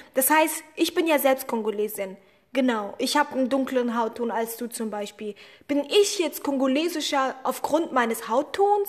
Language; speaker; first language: German; early bilingual, other home language; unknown